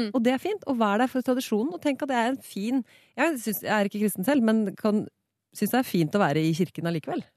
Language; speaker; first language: Norwegian; native; Norwegian